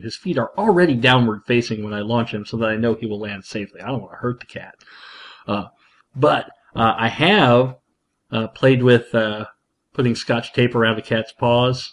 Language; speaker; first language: English; native; English